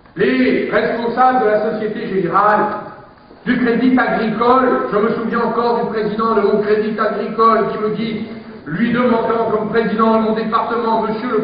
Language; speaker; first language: French; native; French